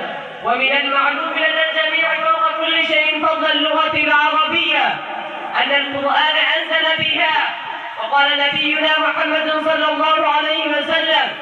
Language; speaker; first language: Arabic; non-native, learner; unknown